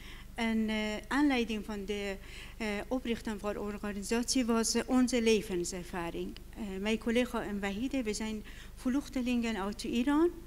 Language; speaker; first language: Dutch; non-native, learner; Persian